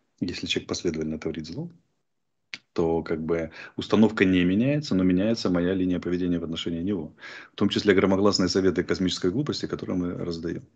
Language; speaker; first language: Russian; native; Russian